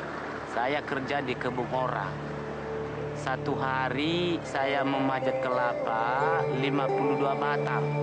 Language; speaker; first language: Indonesian; non-native, local second language; Nias